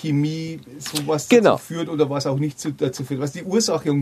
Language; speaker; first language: German; native; German